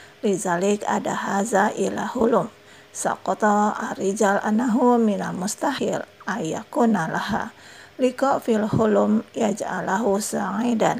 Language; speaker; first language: Arabic; non-native, fluent; Indonesian